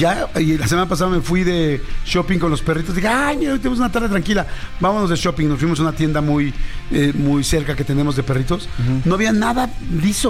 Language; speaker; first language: Spanish; native; Spanish